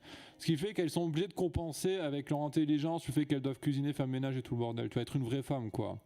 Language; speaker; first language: French; native; French